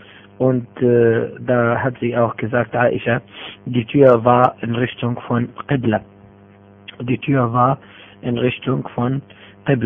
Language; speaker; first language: German; non-native, fluent; Arabic